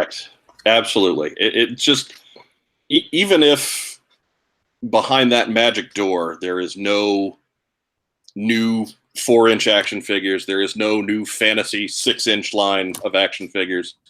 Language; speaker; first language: English; native; English